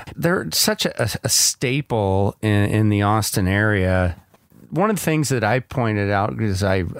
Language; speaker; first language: English; native; English